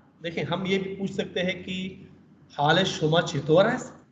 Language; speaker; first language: Urdu; native; Urdu